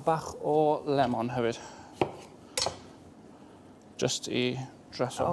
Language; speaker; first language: Welsh; native; Welsh